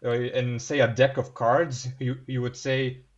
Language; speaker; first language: English; non-native, fluent; Bulgarian